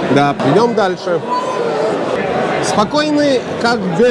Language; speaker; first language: Russian; non-native, local second language; Lithuanian